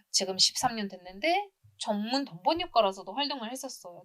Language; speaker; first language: Korean; non-native, fluent; Uzbek